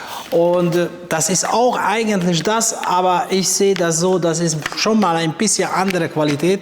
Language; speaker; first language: German; non-native, fluent; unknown